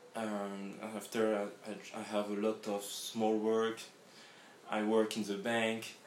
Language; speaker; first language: English; non-native, learner; French